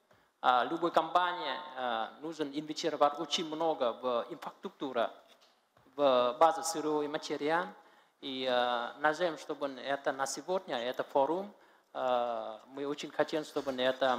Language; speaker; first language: Russian; non-native, learner; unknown